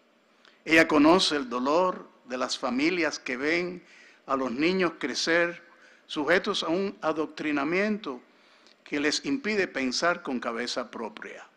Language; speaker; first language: Spanish; native; Spanish